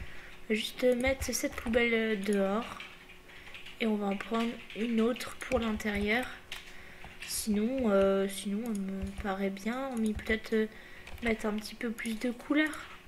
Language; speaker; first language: French; native; French